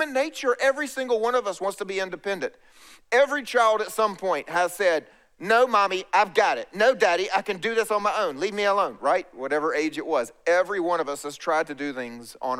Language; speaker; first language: English; native; English